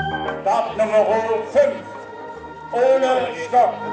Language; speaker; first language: German; native; German